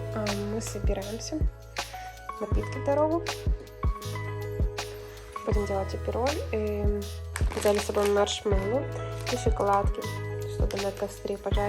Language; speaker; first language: Russian; native; Russian